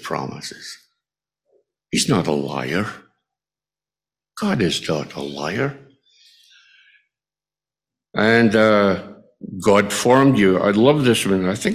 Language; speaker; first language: English; native; English